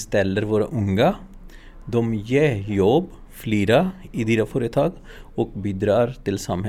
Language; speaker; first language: Swedish; non-native, fluent; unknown